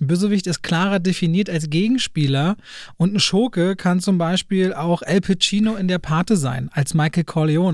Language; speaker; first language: German; native; German